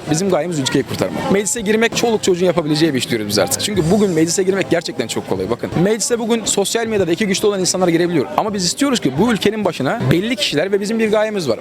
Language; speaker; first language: Turkish; native; Turkish